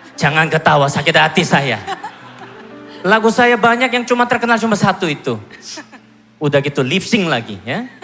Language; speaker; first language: Indonesian; non-native, fluent; Korean